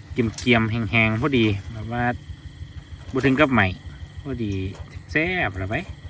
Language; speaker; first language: Thai; native; Thai